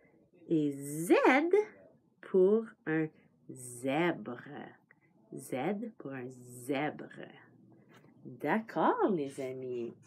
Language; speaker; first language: French; non-native, fluent; English